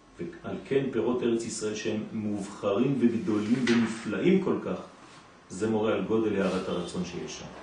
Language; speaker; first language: Hebrew; non-native, fluent; French